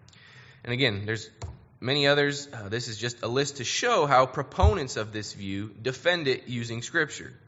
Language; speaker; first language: English; native; English